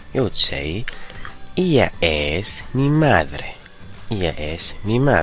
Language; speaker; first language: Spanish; non-native, fluent; Arabic